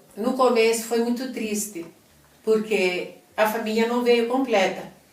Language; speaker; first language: Portuguese; non-native, fluent; Italian